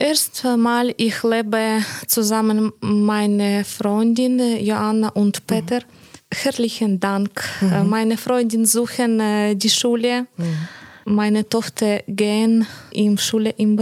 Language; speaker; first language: German; non-native, learner; Ukrainian